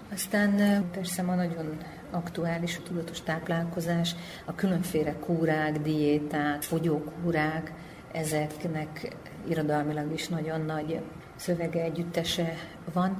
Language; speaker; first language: Hungarian; native; Hungarian